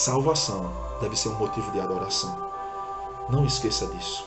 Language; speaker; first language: Portuguese; native; Portuguese